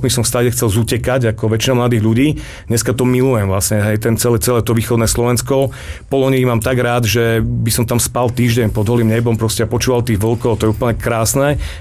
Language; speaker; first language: Slovak; native; Slovak